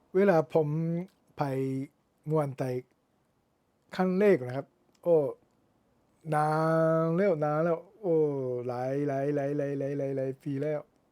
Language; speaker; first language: Thai; non-native, learner; Japanese